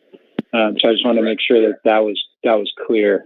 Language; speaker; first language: English; native; English